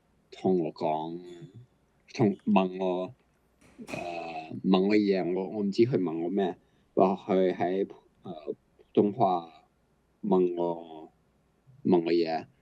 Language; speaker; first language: Cantonese; early bilingual, heritage; Cantonese